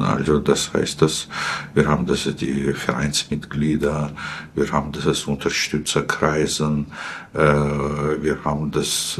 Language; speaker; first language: German; non-native, fluent; Russian